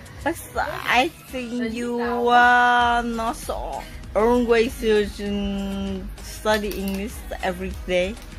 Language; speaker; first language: English; non-native, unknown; Vietnamese